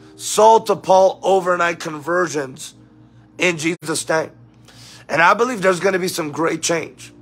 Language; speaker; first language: English; native; English